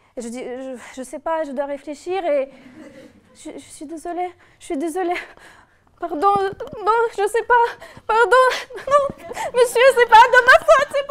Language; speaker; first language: French; non-native, fluent; Russian